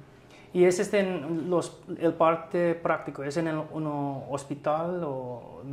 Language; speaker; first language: Spanish; non-native, fluent; English